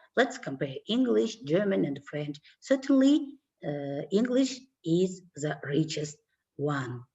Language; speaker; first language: English; non-native, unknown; Kazakh